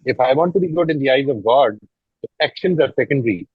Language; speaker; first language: English; non-native, local second language; Urdu